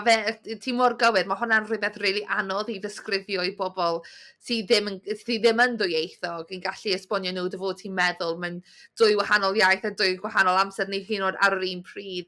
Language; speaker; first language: Welsh; native; Welsh